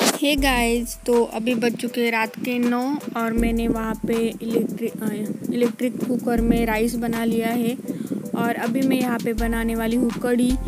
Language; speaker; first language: Hindi; non-native, local second language; Marathi